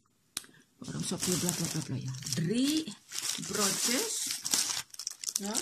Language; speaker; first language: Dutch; non-native, learner; Indonesian